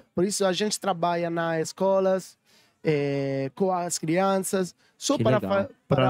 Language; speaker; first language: Portuguese; non-native, learner; Italian